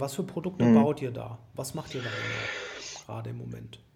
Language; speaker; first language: German; native; German